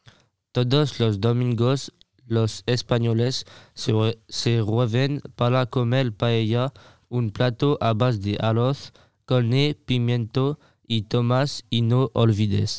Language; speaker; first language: Spanish; non-native, learner; French